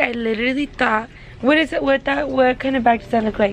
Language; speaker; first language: English; early bilingual, other home language; Spanish